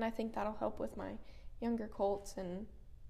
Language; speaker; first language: English; native; English